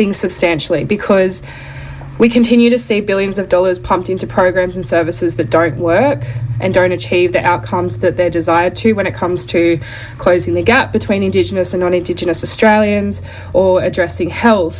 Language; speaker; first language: English; native; English